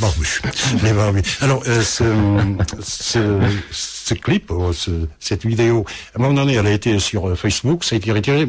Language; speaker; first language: French; early bilingual, other home language; Portuguese